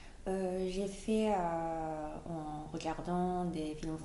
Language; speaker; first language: French; non-native, learner; Japanese